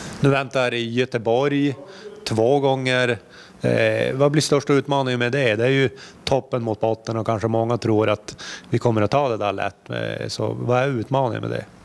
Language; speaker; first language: Swedish; native; Swedish